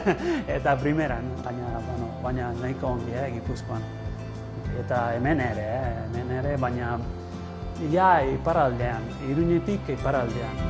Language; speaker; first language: Basque; non-native, learner; Italian